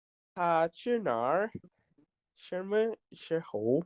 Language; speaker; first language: Chinese; non-native, learner; Indonesian